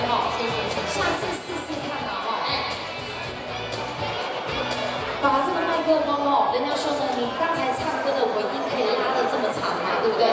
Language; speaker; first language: Chinese; native; Chinese